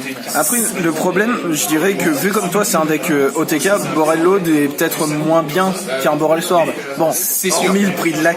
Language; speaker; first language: French; native; French